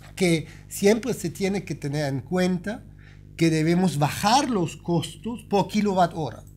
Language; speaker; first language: Spanish; non-native, fluent; German